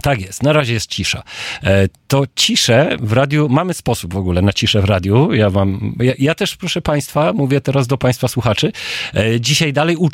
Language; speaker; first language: Polish; native; Polish